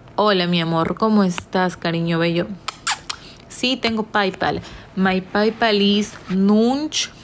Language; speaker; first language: Spanish; native; Spanish